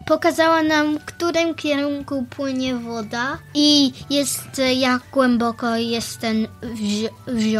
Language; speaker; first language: Polish; early bilingual, heritage; Polish